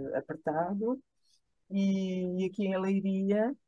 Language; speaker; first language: Portuguese; native; Portuguese